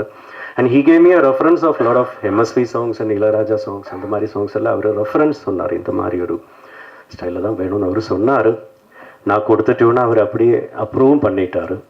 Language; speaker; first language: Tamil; non-native, learner; Malayalam